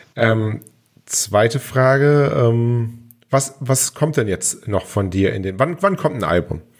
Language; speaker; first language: German; native; German